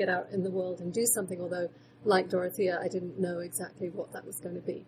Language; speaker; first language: English; native; English